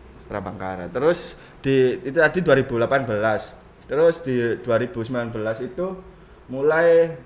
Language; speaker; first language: Indonesian; non-native, local second language; Javanese